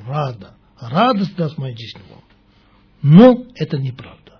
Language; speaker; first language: Russian; non-native, learner; Tibetan